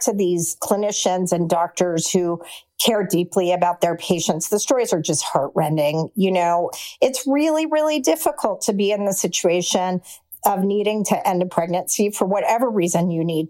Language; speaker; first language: English; native; English